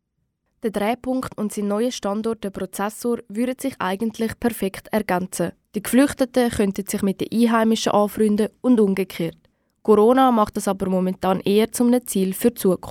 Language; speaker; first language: German; native; German